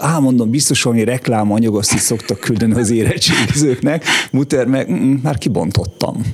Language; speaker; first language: Hungarian; early bilingual, heritage; German